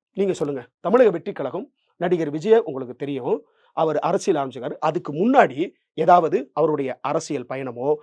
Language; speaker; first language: Tamil; native; Tamil